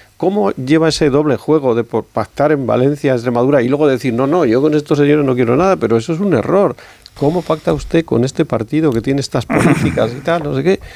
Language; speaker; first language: Spanish; native; Spanish